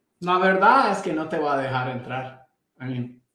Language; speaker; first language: Spanish; non-native, fluent; English